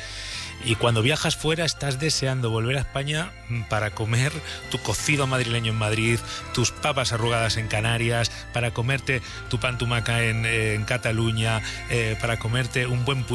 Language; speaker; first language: Spanish; native; Spanish